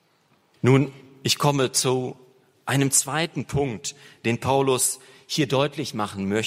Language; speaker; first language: German; native; German